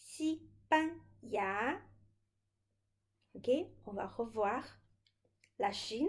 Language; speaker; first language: French; non-native, fluent; Chinese